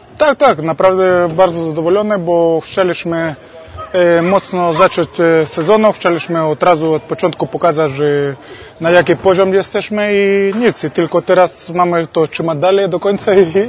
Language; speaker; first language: Polish; non-native, fluent; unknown